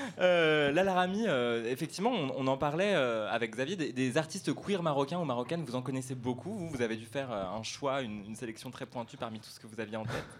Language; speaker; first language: French; native; French